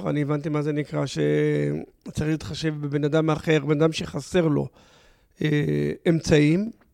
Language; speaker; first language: Hebrew; native; Hebrew